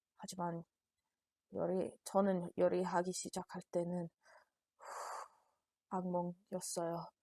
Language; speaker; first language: Korean; non-native, learner; English